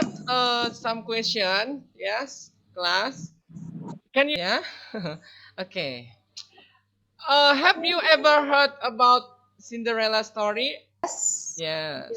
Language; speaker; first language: English; non-native, learner; Indonesian